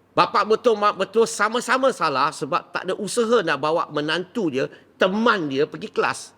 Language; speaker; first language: Malay; non-native, local second language; Min Nan Chinese